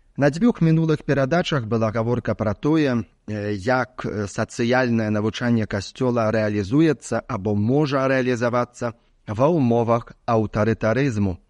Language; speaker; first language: Belarusian; native; Belarusian